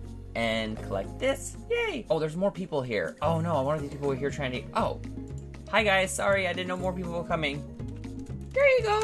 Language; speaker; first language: English; native; English